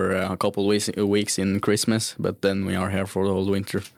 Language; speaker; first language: English; non-native, fluent; Norwegian